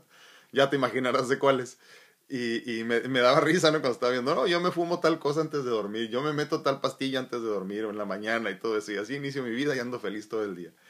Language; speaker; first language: Spanish; native; Spanish